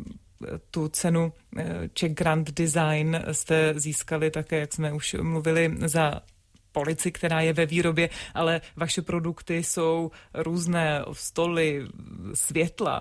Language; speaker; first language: Czech; native; Czech